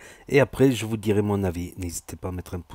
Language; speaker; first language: French; native; French